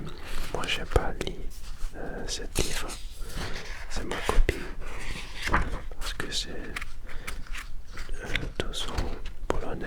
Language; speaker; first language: French; non-native, learner; Dutch